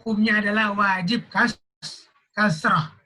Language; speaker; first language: Indonesian; native; Indonesian